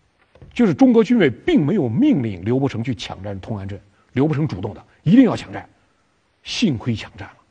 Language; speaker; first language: Chinese; native; Chinese